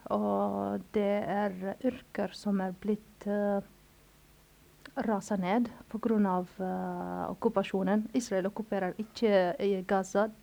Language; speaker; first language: Norwegian; non-native, fluent; Arabic